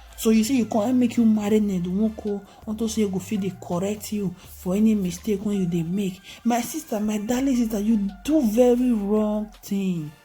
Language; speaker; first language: Nigerian Pidgin; non-native, local second language; Igbo